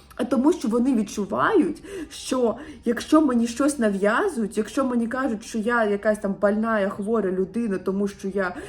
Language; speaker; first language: Ukrainian; non-native, local second language; Russian